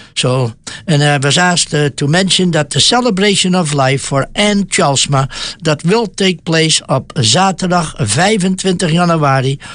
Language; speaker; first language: English; non-native, fluent; Dutch